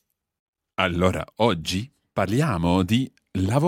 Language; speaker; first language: Italian; non-native, fluent; English